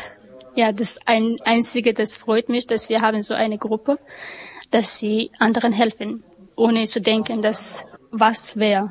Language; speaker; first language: German; non-native, learner; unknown